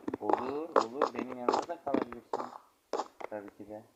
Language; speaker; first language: Turkish; native; Turkish